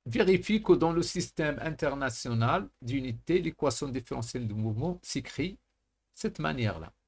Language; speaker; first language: French; non-native, local second language; Arabic